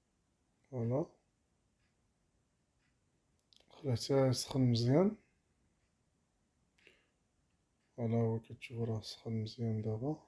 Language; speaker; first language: Arabic; native; Arabic